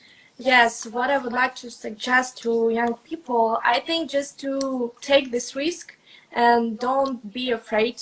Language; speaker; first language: English; non-native, fluent; Russian